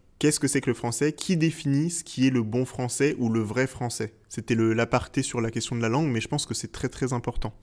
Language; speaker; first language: French; native; French